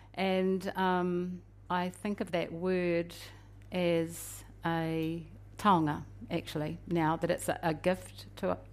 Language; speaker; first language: English; native; English